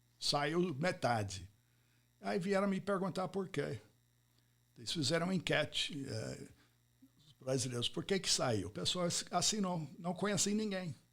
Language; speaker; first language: Portuguese; non-native, fluent; English